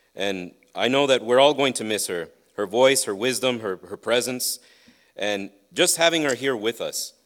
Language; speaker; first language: English; early bilingual, other home language; Spanish